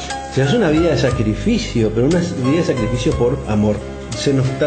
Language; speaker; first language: Spanish; native; Spanish